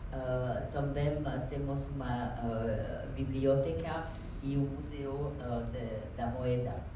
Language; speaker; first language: Spanish; non-native, learner; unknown